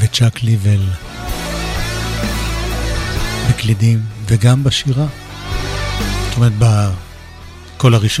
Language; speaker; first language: Hebrew; native; Hebrew